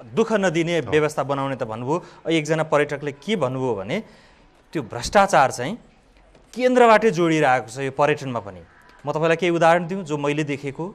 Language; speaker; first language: Nepali; native; Nepali